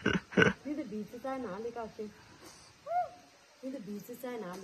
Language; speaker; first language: Chinese; non-native, learner; Nepali